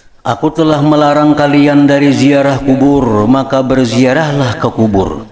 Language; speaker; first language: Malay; non-native, local second language; Banjar